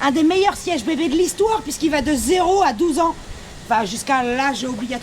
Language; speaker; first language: French; native; French